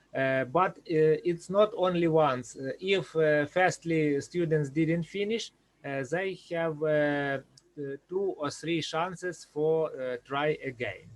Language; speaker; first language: English; non-native, learner; Ukrainian